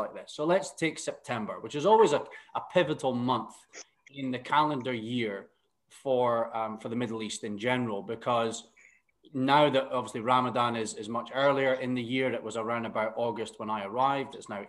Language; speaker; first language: English; native; English